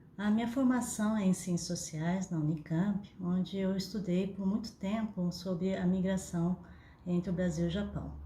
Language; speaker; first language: Portuguese; early bilingual, other home language; Japanese